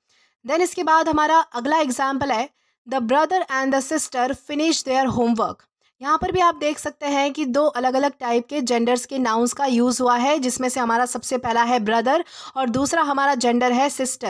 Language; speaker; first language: Hindi; native; Hindi